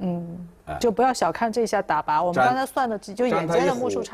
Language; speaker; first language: Chinese; native; Chinese